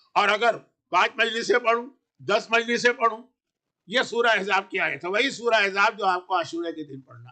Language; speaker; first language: Urdu; native; Urdu